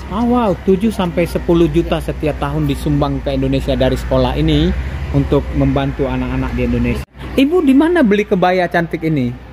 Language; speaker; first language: Indonesian; native; Indonesian